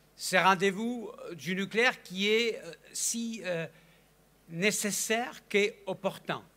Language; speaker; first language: French; non-native, fluent; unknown